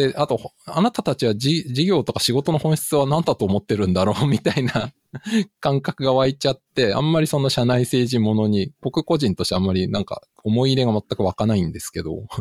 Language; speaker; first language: Japanese; native; Japanese